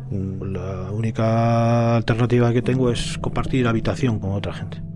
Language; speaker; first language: Spanish; native; Spanish